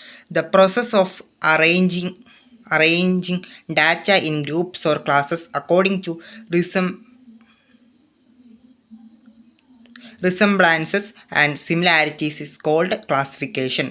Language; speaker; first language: English; non-native, local second language; Malayalam